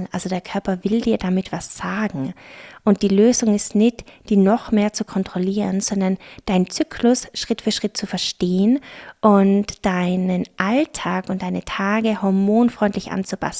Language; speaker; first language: German; native; German